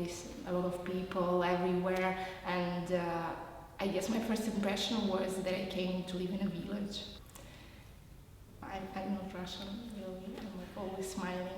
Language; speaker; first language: English; non-native, fluent; Russian